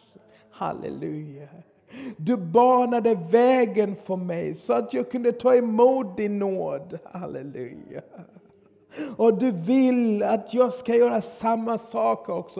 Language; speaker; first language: Swedish; non-native, fluent; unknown